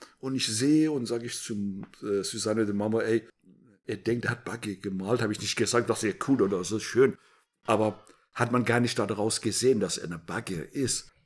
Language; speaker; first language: German; non-native, fluent; Persian